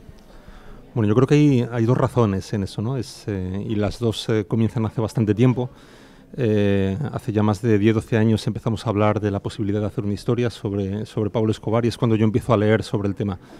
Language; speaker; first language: Spanish; native; Spanish